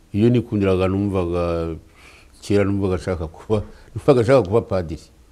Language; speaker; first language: Kinyarwanda; native; Kinyarwanda